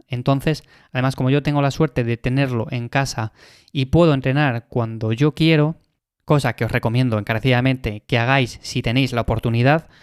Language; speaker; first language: Spanish; native; Spanish